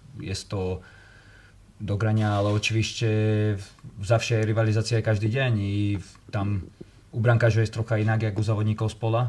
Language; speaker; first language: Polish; non-native, learner; Slovak